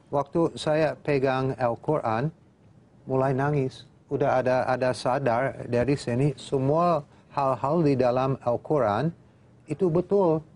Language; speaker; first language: Indonesian; non-native, fluent; English